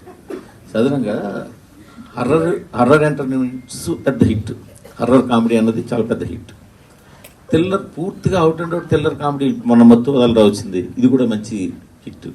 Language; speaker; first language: Telugu; native; Telugu